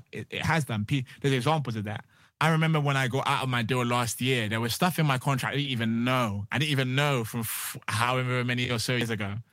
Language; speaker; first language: English; native; English